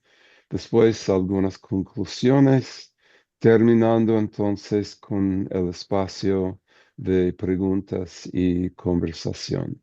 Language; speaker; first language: Spanish; non-native, fluent; English